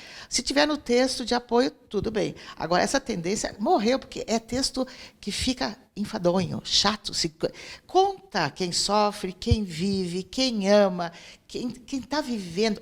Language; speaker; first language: Portuguese; native; Portuguese